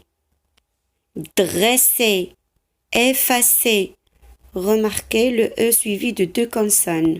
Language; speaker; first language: French; non-native, local second language; Arabic